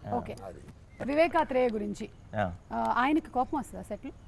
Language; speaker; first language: Telugu; native; Telugu